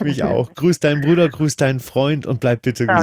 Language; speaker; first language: German; native; German